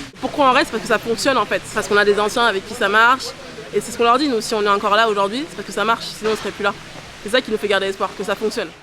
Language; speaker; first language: French; native; French